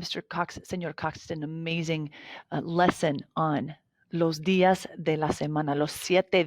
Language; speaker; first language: Spanish; non-native, fluent; English